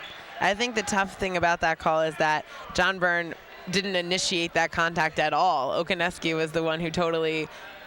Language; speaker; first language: English; native; English